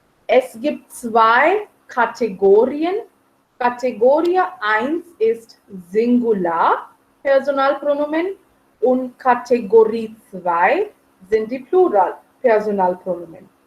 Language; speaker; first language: German; non-native, fluent; Marathi